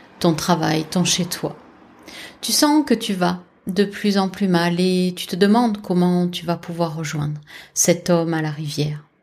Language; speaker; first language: French; native; French